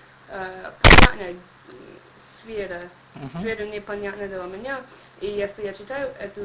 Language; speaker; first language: Russian; non-native, learner; English